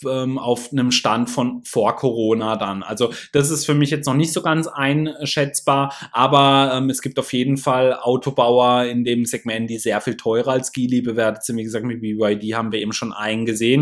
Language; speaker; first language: German; native; German